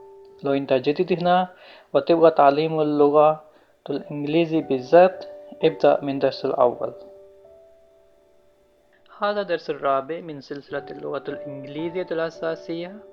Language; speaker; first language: Arabic; non-native, learner; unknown